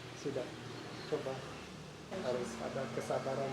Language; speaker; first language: Indonesian; non-native, fluent; English